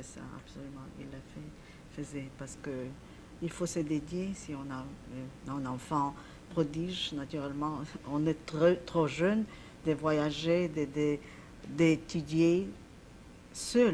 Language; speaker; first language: French; non-native, fluent; Polish